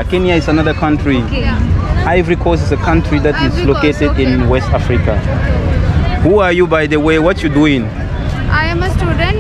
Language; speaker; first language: English; non-native, fluent; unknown